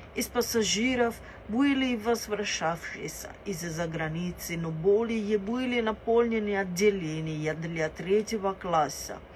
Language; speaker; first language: Russian; non-native, learner; Italian